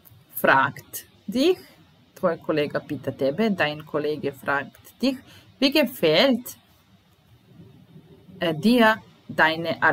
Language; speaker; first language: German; non-native, fluent; Serbian